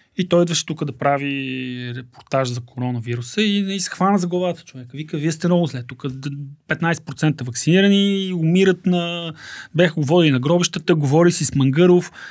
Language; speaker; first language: Bulgarian; native; Bulgarian